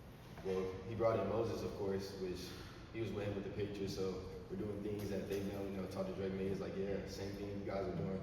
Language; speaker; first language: English; native; English